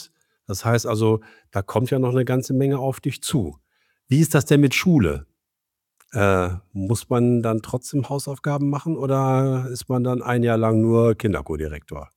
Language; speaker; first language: German; native; German